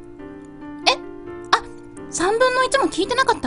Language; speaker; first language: Japanese; native; Japanese